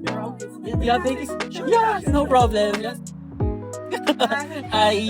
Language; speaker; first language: English; non-native, local second language; Filipino